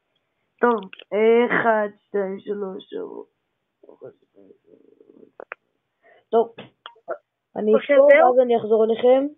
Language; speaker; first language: Hebrew; native; Hebrew